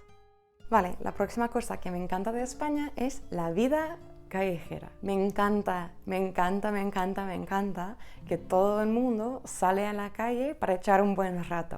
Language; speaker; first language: Spanish; non-native, fluent; English